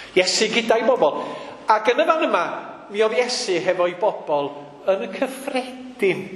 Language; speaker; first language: Welsh; native; Welsh